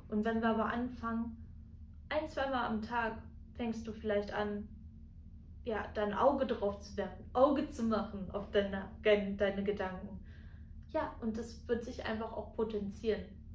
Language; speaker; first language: German; native; German